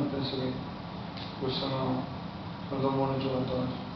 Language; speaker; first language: Italian; non-native, fluent; Spanish